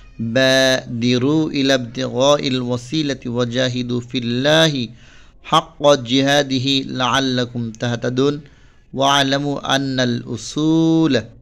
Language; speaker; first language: Arabic; non-native, fluent; Bangla